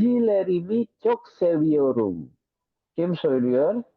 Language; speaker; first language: Turkish; non-native, fluent; Indonesian